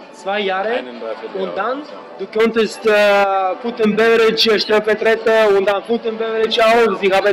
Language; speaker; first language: German; non-native, learner; English